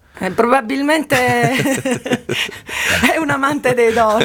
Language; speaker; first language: Italian; native; Italian